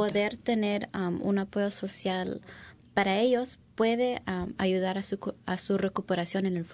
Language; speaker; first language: Spanish; early bilingual, heritage; English